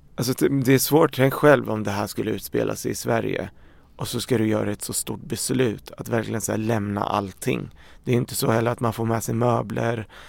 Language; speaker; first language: Swedish; early bilingual, other home language; Arabic